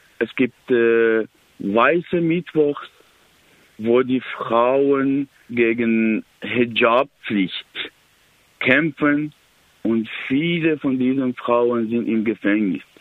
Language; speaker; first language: German; non-native, learner; Persian